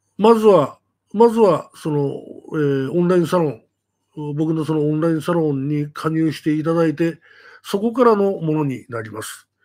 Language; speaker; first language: Japanese; native; Japanese